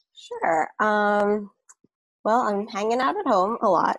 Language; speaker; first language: English; native; English